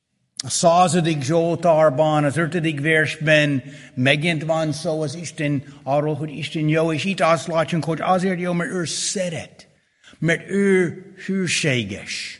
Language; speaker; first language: Hungarian; early bilingual, heritage; Hungarian